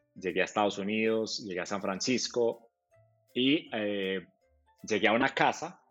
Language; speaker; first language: Spanish; native; Spanish